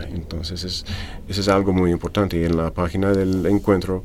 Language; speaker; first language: Spanish; non-native, fluent; English